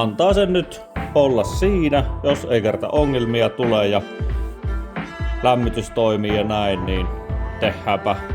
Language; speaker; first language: Finnish; native; Finnish